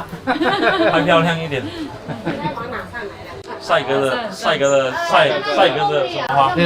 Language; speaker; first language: Chinese; native; Chinese